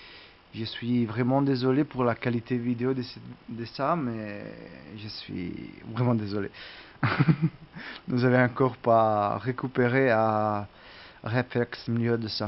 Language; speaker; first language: French; non-native, learner; Italian